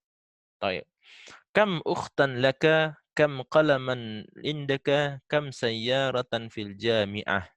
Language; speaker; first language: Arabic; non-native, fluent; Indonesian